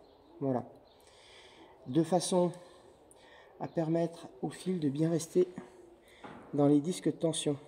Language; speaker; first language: French; native; French